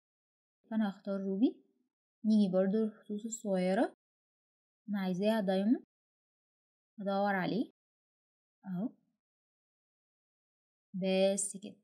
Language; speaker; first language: Arabic; native; Arabic